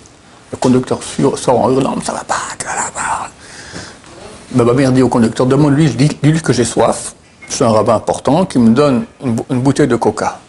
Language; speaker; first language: French; native; French